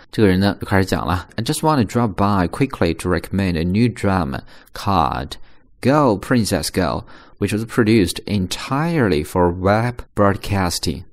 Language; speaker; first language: English; non-native, fluent; Chinese